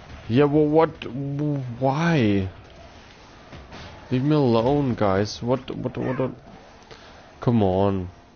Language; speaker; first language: English; non-native, learner; German